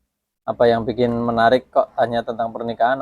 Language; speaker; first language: Indonesian; native; Indonesian